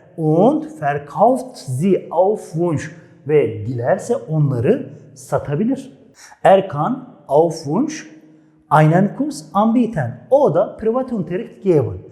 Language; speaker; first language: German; non-native, fluent; Turkish